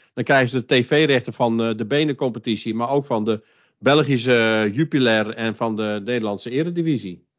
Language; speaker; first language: Dutch; native; Dutch